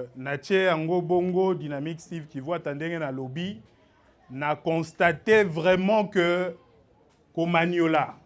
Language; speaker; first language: Lingala; native; Lingala